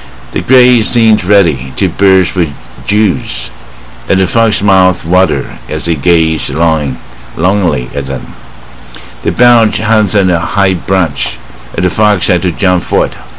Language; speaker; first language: English; non-native, fluent; Chinese